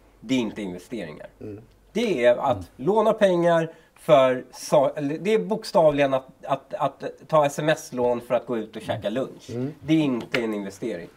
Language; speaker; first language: Swedish; early bilingual, other home language; Persian